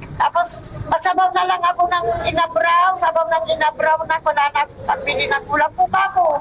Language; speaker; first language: Filipino; non-native, local second language; Iloko